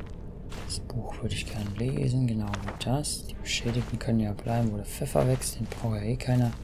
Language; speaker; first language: German; native; German